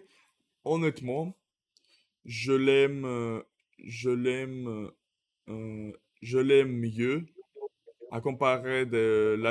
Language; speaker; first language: French; non-native, learner; Russian